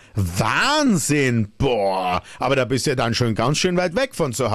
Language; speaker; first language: German; native; German